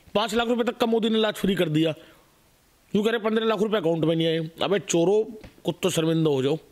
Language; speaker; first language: Hindi; native; Hindi